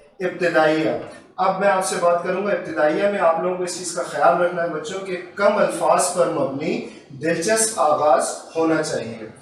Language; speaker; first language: Urdu; native; Urdu